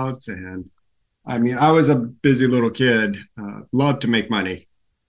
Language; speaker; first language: English; native; English